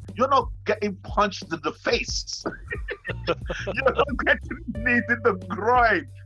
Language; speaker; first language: English; non-native, local second language; Yoruba